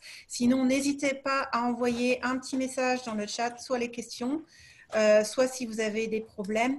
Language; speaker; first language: French; native; French